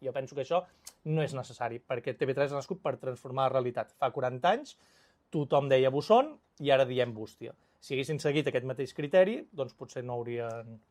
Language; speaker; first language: Catalan; native; Catalan